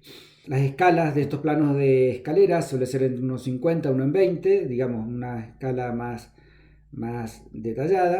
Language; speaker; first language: Spanish; native; Spanish